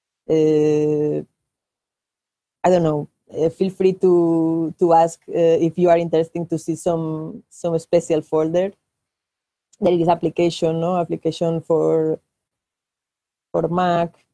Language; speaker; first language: English; non-native, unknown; Catalan